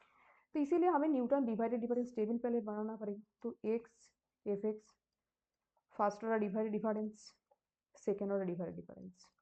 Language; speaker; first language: Hindi; native; Hindi